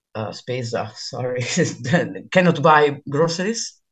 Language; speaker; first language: English; non-native, learner; Italian